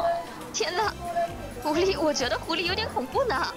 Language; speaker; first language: Chinese; native; Chinese